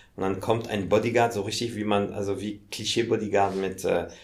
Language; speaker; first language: German; non-native, fluent; French